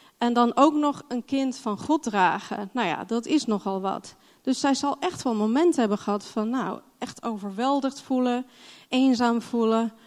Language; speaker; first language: Dutch; non-native, fluent; English